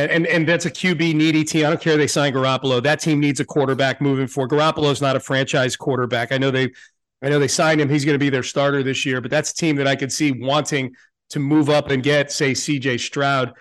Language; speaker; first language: English; native; English